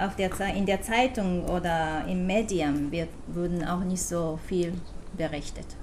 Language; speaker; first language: German; non-native, fluent; Japanese